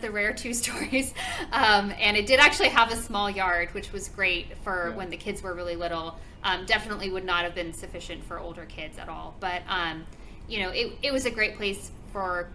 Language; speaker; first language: English; native; English